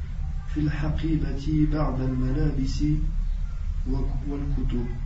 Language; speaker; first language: Arabic; non-native, learner; French